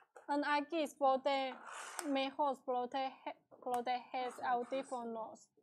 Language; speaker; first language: Spanish; non-native, learner; Chinese